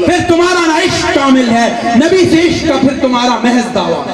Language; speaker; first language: Urdu; native; Urdu